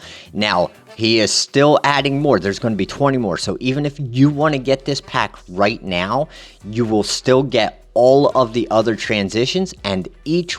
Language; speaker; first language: English; native; English